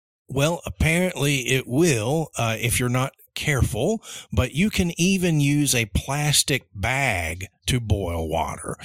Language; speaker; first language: English; early bilingual, other home language; Spanish